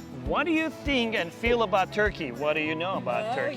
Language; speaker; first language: English; non-native, fluent; Turkish